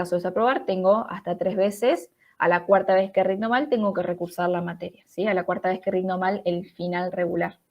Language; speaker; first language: Spanish; native; Spanish